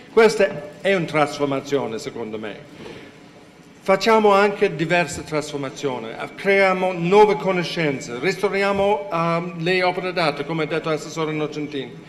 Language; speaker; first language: Italian; non-native, fluent; English